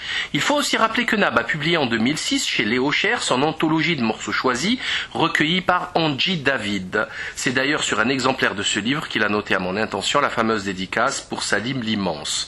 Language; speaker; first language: French; native; French